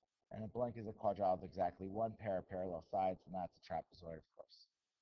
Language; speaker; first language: English; native; English